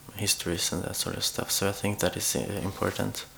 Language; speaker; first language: English; non-native, fluent; Swedish